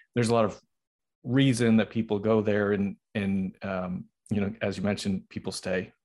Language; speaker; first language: English; native; English